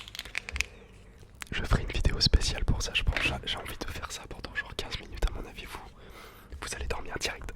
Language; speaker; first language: French; native; French